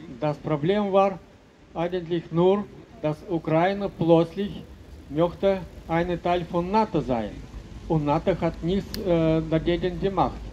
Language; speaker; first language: German; non-native, learner; Russian